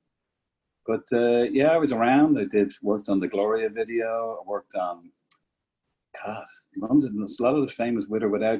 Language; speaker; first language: English; native; English